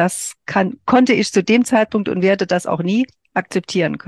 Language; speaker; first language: German; native; German